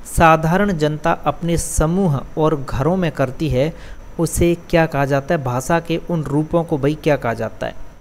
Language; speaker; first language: Hindi; native; Hindi